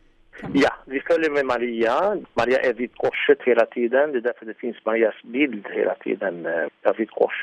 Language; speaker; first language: Swedish; non-native, fluent; Arabic